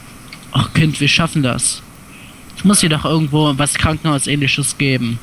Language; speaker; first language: German; native; German